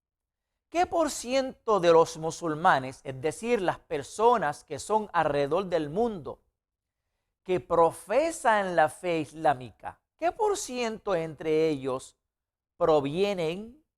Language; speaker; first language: Spanish; non-native, fluent; Arabic